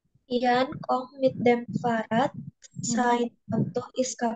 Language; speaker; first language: German; non-native, learner; Indonesian